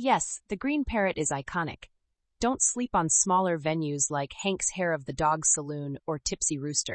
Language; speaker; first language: English; native; English